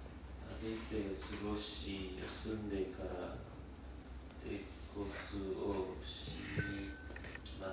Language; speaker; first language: Japanese; non-native, learner; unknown